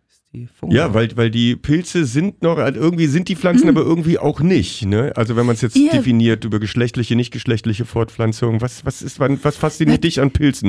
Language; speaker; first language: German; native; German